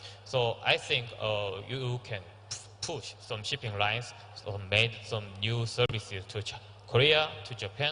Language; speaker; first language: English; non-native, learner; Korean